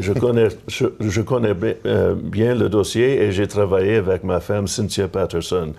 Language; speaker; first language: French; non-native, local second language; English